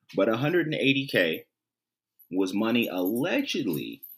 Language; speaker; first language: English; native; English